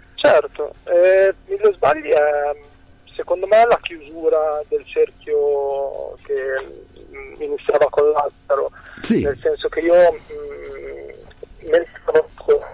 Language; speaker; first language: Italian; native; Italian